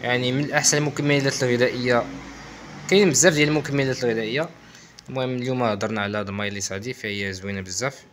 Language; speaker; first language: Arabic; native; Arabic